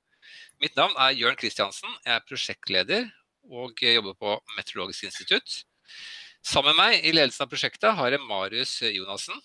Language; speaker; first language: Norwegian; native; Norwegian